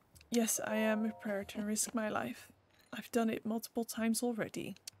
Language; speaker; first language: English; non-native, fluent; Dutch